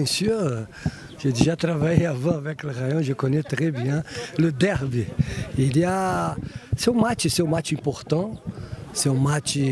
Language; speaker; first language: French; non-native, fluent; Portuguese